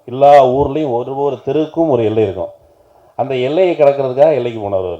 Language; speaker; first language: Tamil; native; Tamil